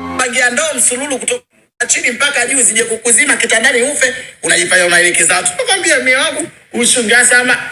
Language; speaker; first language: Swahili; native; Swahili